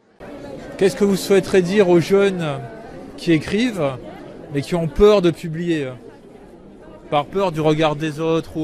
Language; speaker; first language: French; native; French